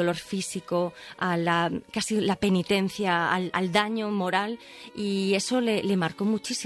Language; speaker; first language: Spanish; native; Spanish